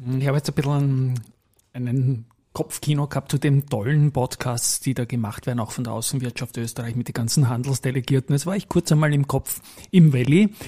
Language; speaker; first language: German; native; German